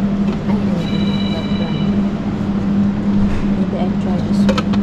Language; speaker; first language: English; non-native, local second language; Filipino